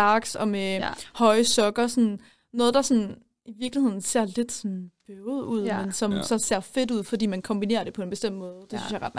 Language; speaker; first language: Danish; native; Danish